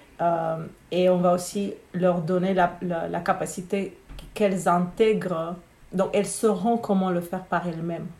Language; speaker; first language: French; non-native, fluent; Romanian